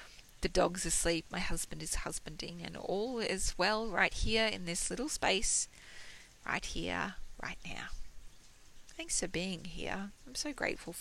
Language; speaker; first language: English; native; English